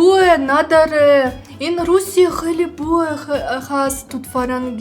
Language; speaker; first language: Persian; non-native, learner; Russian